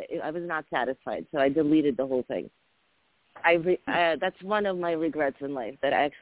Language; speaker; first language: English; early bilingual, other home language; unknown